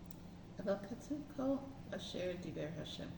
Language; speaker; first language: Hebrew; non-native, learner; English